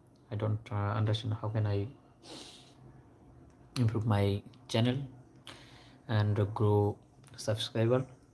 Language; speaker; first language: English; non-native, local second language; Bangla